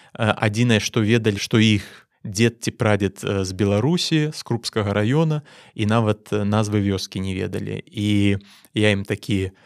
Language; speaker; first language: Belarusian; non-native, local second language; Russian